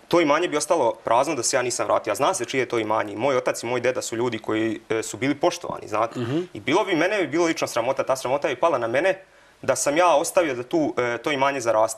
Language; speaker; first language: Croatian; native; Croatian